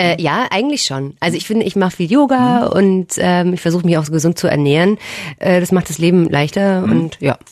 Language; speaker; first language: German; native; German